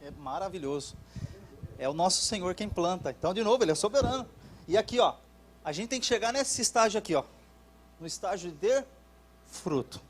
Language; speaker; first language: Portuguese; native; Portuguese